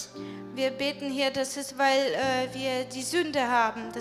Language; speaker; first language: German; non-native, fluent; Russian